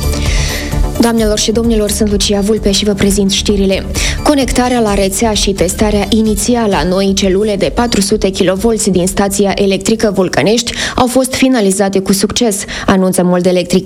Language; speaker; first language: Romanian; native; Romanian